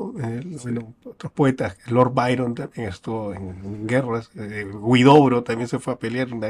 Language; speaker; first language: Spanish; native; Spanish